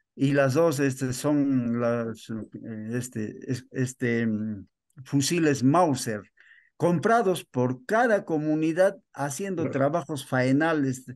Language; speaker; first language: Spanish; native; Spanish